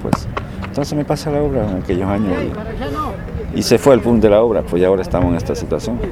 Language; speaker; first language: Spanish; native; Spanish